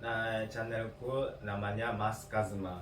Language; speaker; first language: Indonesian; non-native, learner; Japanese